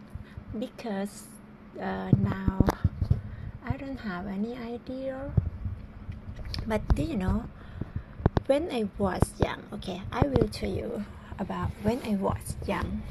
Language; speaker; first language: English; non-native, learner; Thai